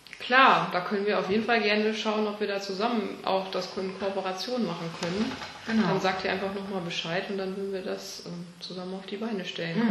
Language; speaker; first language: German; native; German